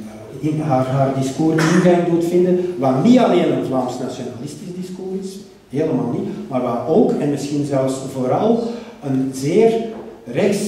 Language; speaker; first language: Dutch; native; Dutch